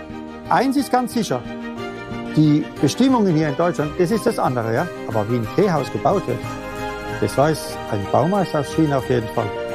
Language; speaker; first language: German; non-native, fluent; Chinese